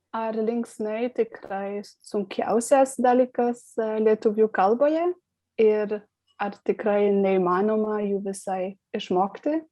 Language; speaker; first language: Lithuanian; non-native, learner; German